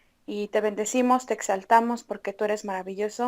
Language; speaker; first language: Spanish; native; Spanish